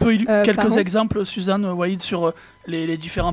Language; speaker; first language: French; native; French